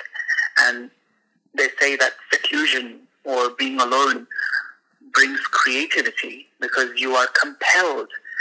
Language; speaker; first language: English; non-native, local second language; Hindi